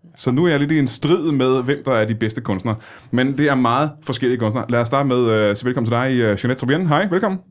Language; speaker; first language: Danish; native; Danish